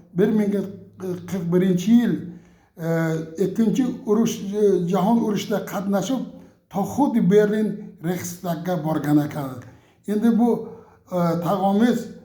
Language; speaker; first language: Uzbek; non-native, local second language; Tajik